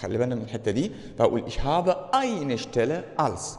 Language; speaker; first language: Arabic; native; Arabic